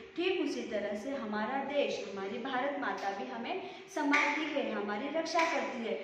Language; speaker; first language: Hindi; non-native, local second language; Marathi